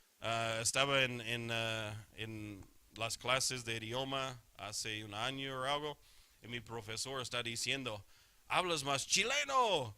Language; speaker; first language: Spanish; non-native, fluent; English